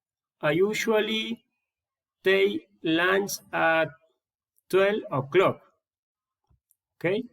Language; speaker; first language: English; non-native, learner; Spanish